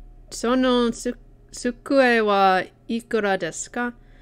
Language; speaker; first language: Japanese; non-native, learner; English